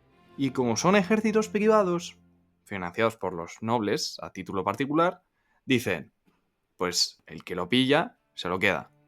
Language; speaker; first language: Spanish; native; Spanish